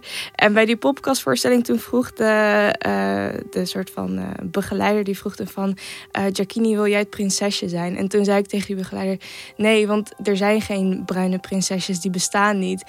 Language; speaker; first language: Dutch; native; Dutch